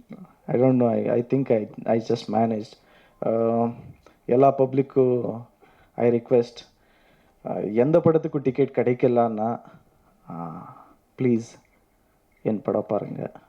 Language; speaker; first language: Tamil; non-native, learner; Kannada